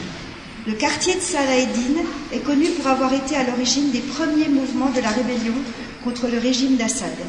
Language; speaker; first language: French; native; French